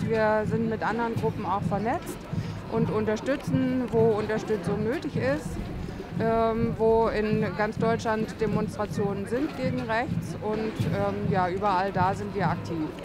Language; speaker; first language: German; native; German